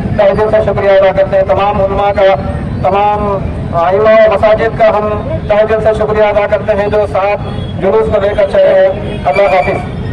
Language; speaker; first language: Urdu; native; Urdu